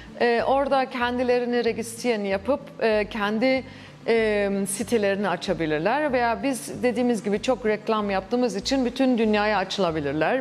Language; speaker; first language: Turkish; early bilingual, heritage; Turkish